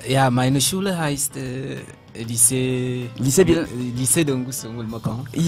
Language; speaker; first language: German; non-native, learner; French